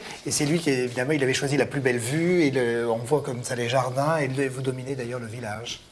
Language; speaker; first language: French; native; French